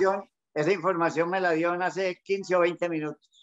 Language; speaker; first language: Spanish; native; Spanish